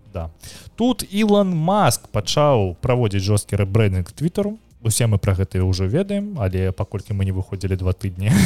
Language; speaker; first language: Belarusian; native; Belarusian